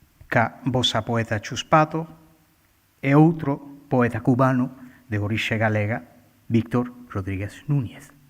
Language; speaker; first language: Galician; non-native, learner; Bangla